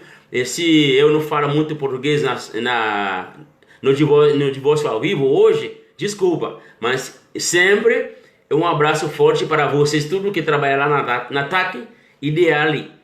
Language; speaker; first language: Portuguese; non-native, learner; Haitian Creole